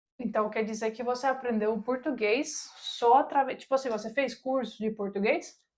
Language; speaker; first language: Portuguese; non-native, fluent; Russian